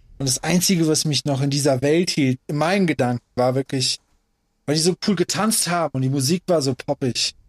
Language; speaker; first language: German; early bilingual, other home language; Persian